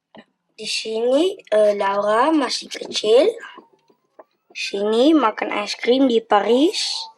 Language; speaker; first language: Indonesian; early bilingual, heritage; Dutch